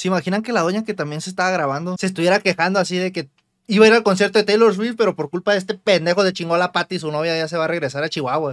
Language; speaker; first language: Spanish; native; Spanish